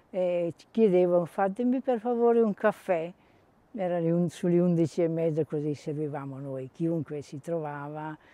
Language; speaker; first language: Italian; native; Italian